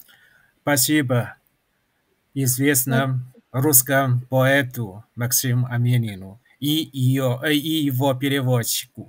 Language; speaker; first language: Russian; non-native, fluent; Chinese